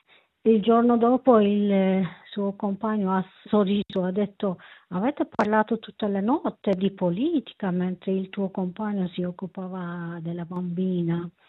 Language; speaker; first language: Italian; non-native, learner; Kurdish